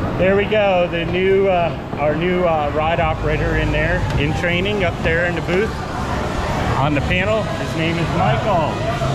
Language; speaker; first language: English; native; English